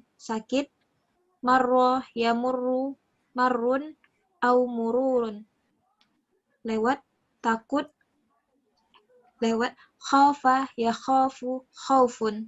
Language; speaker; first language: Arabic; non-native, learner; Indonesian